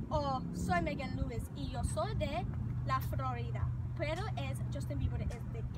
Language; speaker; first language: Spanish; non-native, learner; English